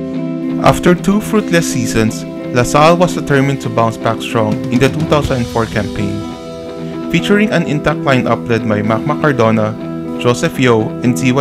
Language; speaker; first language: English; non-native, local second language; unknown